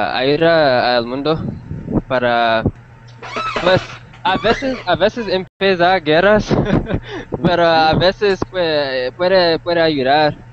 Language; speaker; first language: Spanish; non-native, learner; English